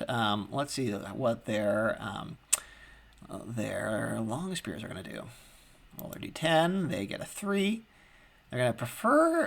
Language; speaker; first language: English; native; English